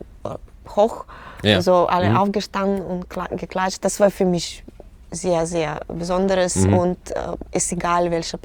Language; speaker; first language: German; non-native, learner; Russian